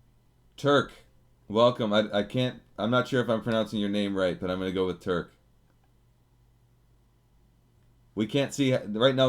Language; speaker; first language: English; native; English